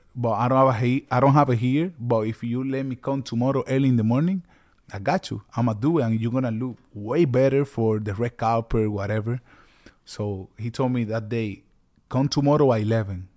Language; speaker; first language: English; early bilingual, other home language; Spanish